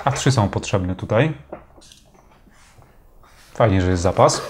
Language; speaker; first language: Polish; native; Polish